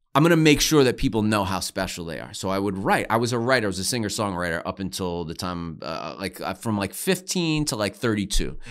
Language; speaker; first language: English; native; English